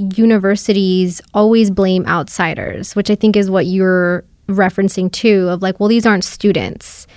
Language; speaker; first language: English; early bilingual, other home language; Spanish